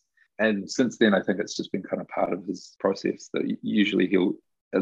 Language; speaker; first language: English; native; English